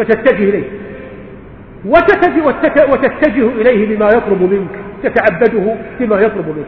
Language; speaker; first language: Arabic; native; Arabic